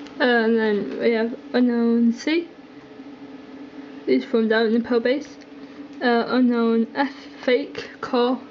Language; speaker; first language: English; native; English